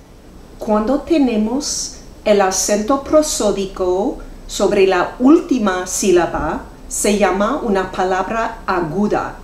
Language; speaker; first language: Spanish; non-native, fluent; English